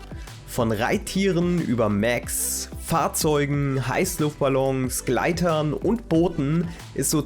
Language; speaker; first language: German; native; German